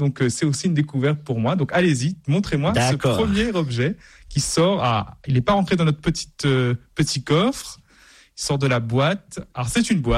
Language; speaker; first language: French; native; French